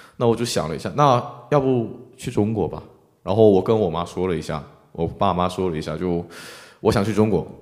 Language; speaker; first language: Chinese; non-native, fluent; Korean